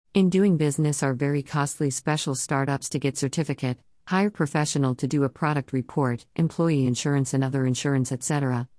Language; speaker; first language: English; non-native, learner; Chinese